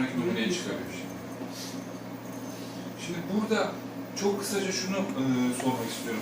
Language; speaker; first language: Turkish; native; Turkish